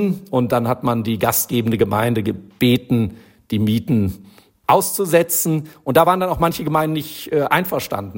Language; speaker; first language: German; native; German